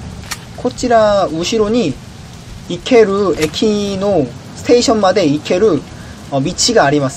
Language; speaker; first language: Japanese; non-native, learner; Korean